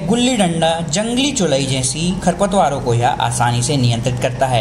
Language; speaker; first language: Hindi; native; Hindi